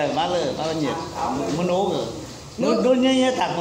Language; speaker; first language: Russian; non-native, learner; Vietnamese